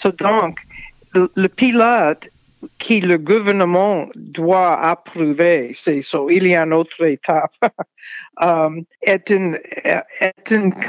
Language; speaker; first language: French; non-native, fluent; English